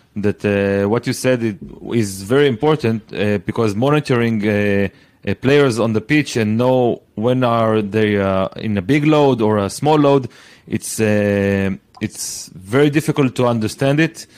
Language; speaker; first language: English; non-native, fluent; Hebrew